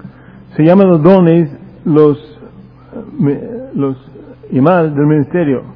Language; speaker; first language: Spanish; non-native, fluent; English